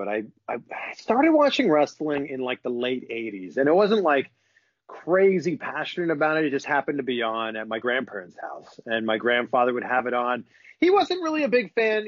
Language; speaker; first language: English; native; English